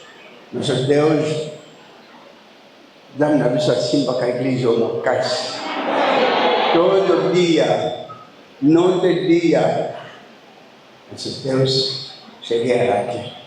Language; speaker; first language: Portuguese; non-native, learner; Lingala